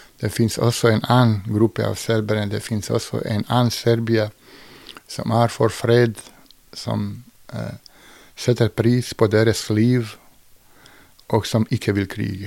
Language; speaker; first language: Norwegian; non-native, fluent; Bosnian